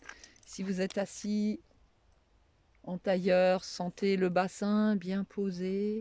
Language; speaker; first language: French; native; French